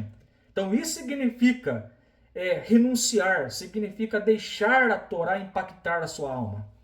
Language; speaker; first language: Portuguese; native; Portuguese